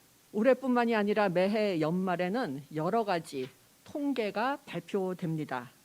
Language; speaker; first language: Korean; native; Korean